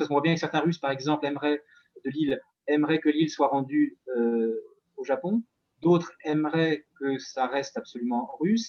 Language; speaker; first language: French; native; French